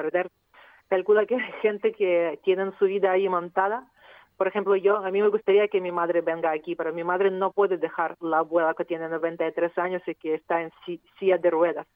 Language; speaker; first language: Spanish; non-native, fluent; Ukrainian